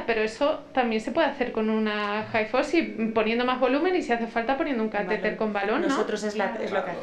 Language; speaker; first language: Spanish; native; Spanish